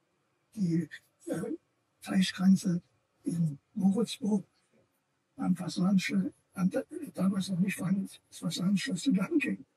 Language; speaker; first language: German; native; German